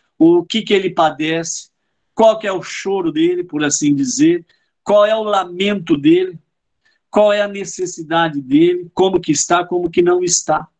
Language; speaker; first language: Portuguese; native; Portuguese